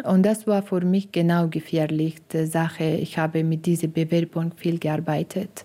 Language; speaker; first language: German; non-native, learner; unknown